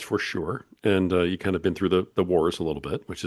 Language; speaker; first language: English; native; English